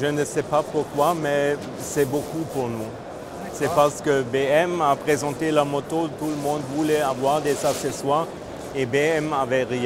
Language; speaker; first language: French; non-native, fluent; German